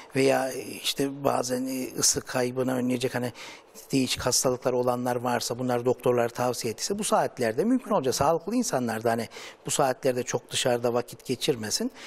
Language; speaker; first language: Turkish; native; Turkish